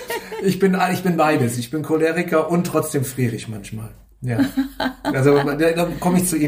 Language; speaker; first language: German; native; German